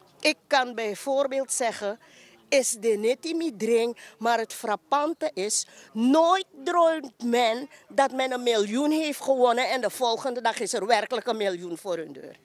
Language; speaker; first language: Dutch; native; Dutch